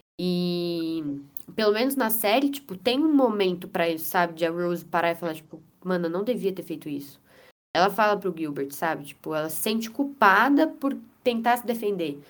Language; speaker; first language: Portuguese; native; Portuguese